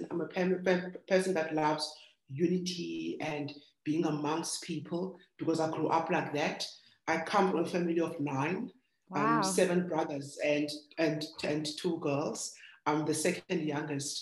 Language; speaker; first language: English; non-native, local second language; Xhosa